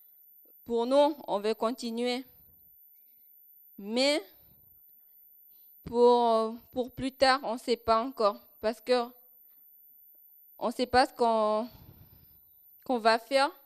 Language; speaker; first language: French; non-native, local second language; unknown